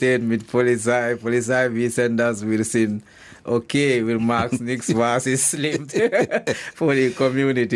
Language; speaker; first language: German; non-native, learner; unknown